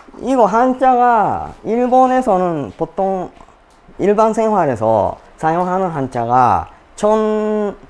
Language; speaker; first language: Korean; non-native, learner; Japanese